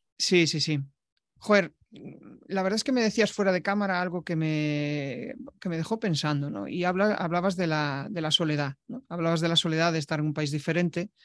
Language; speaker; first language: Spanish; native; Spanish